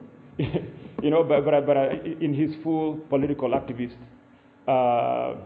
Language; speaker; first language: English; non-native, local second language; Kikuyu